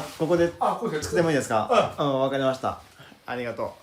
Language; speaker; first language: Japanese; non-native, learner; French